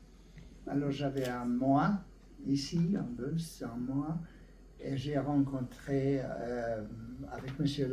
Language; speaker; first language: French; non-native, learner; Hungarian